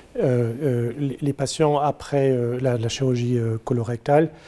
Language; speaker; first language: French; non-native, fluent; German